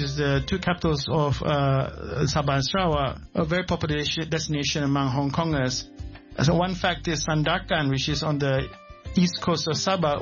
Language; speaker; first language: English; non-native, local second language; Malay